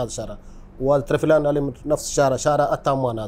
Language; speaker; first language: Arabic; non-native, learner; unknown